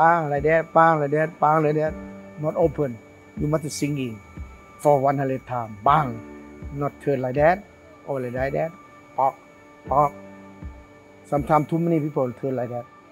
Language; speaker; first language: English; non-native, learner; Thai